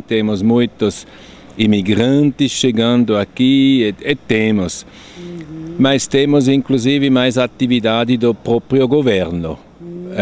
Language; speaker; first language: Portuguese; non-native, fluent; German